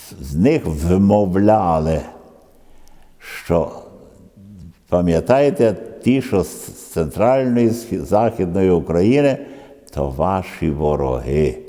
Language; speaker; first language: Ukrainian; early bilingual, other home language; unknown